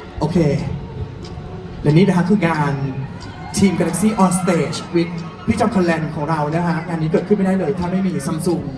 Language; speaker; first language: Thai; native; Thai